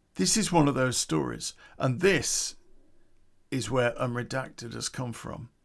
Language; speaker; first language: English; native; English